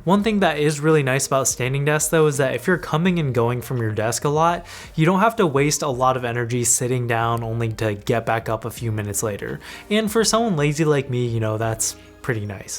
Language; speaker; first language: English; native; English